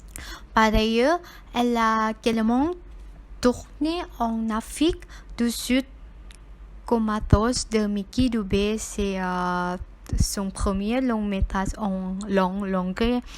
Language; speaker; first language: French; non-native, learner; Thai